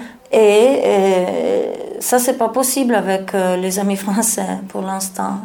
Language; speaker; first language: French; non-native, learner; Italian